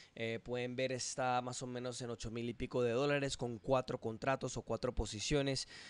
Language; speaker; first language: Spanish; early bilingual, heritage; English